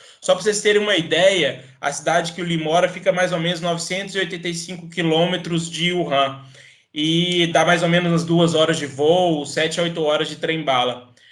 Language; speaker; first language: Portuguese; native; Portuguese